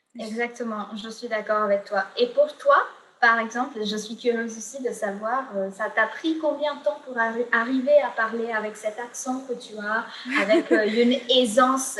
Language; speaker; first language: French; non-native, fluent; Gujarati